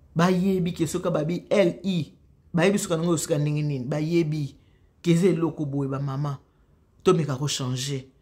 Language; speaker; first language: Lingala; native; Lingala